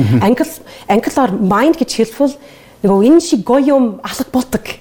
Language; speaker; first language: Mongolian; non-native, learner; English